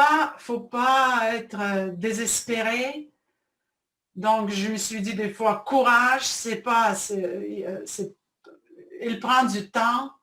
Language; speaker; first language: French; non-native, fluent; Russian